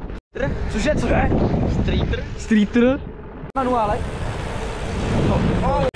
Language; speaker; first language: Czech; native; Czech